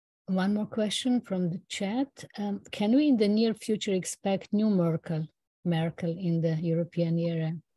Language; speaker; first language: English; non-native, fluent; Slovenian